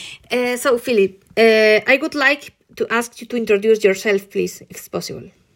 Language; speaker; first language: English; non-native, learner; Spanish